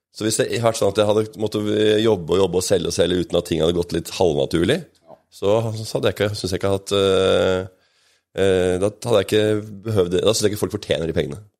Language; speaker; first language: Norwegian; native; Norwegian